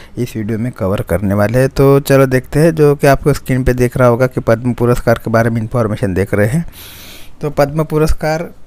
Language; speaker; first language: Hindi; non-native, local second language; Marathi